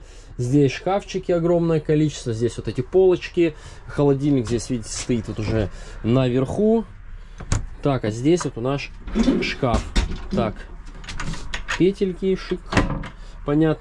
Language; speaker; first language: Russian; native; Russian